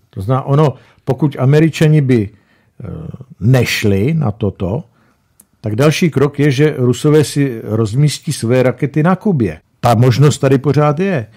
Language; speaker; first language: Czech; native; Czech